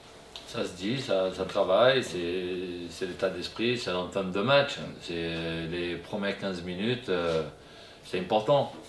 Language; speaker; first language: French; non-native, fluent; Portuguese